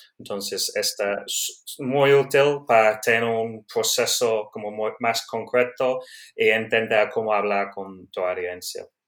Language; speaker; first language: Spanish; non-native, learner; English